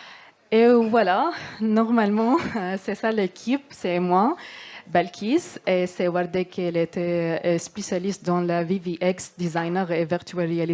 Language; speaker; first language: French; non-native, learner; Arabic